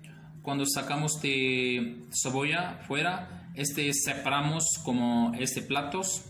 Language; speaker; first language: Spanish; non-native, learner; Urdu